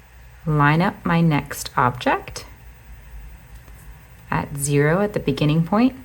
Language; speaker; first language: English; native; English